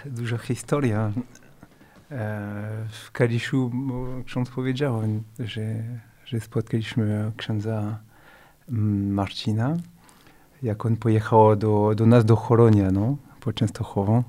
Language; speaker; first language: Polish; non-native, fluent; French